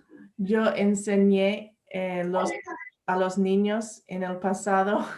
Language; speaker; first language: Spanish; non-native, learner; English